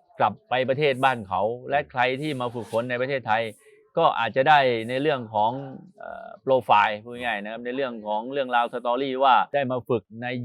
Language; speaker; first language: Thai; native; Thai